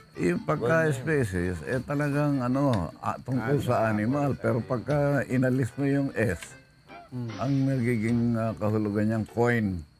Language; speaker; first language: Filipino; native; Filipino